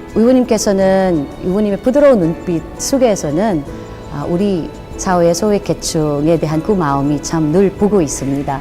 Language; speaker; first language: Korean; non-native, fluent; Filipino